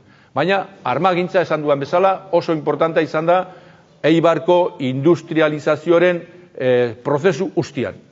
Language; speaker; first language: Basque; native; Basque